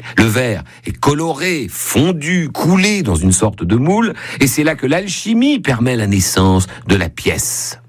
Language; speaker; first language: French; native; French